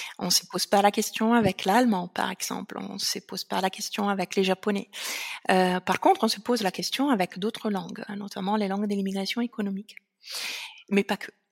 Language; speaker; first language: French; non-native, fluent; Italian